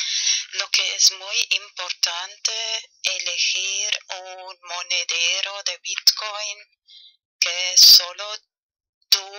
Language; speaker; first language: Spanish; non-native, fluent; German